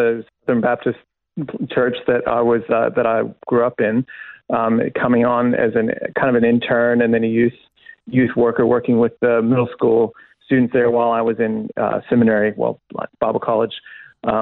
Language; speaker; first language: English; native; English